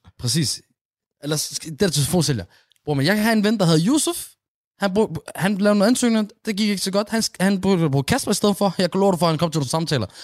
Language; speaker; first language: Danish; early bilingual, other home language; Somali